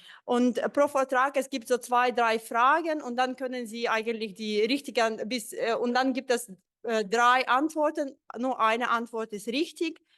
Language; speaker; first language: German; non-native, fluent; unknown